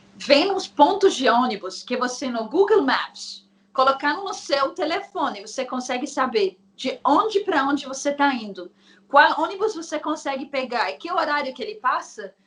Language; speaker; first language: Portuguese; non-native, fluent; Arabic